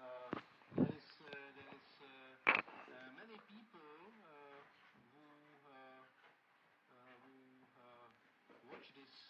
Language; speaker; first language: English; non-native, learner; Czech